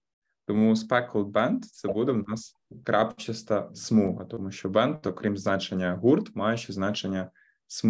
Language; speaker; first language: Ukrainian; native; Ukrainian